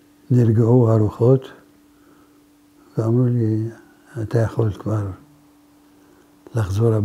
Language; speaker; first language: Hebrew; non-native, fluent; Arabic